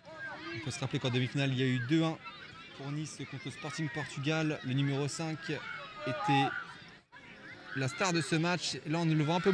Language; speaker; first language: French; native; French